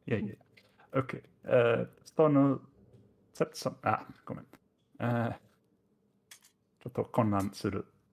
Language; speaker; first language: Japanese; non-native, fluent; Danish